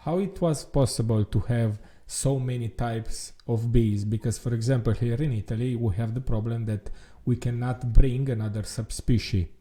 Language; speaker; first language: English; non-native, learner; Italian